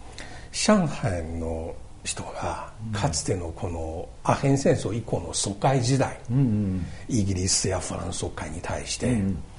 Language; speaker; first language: Japanese; non-native, fluent; Chinese